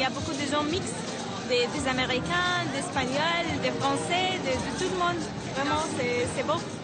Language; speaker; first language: French; non-native, fluent; Arabic